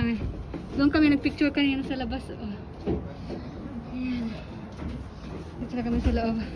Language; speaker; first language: Japanese; non-native, learner; Filipino